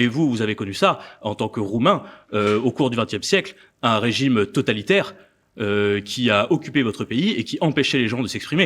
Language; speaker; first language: French; native; French